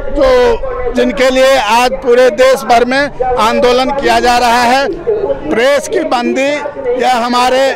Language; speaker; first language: Hindi; native; Hindi